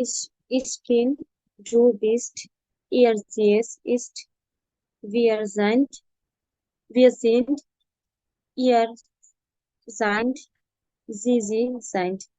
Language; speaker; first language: German; non-native, learner; Bangla